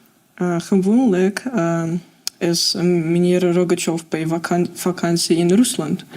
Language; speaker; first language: Afrikaans; non-native, fluent; Russian